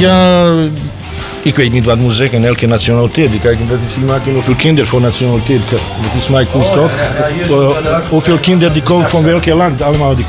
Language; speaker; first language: Dutch; non-native, learner; Bosnian